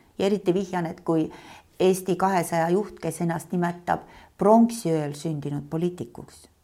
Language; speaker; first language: Estonian; native; Estonian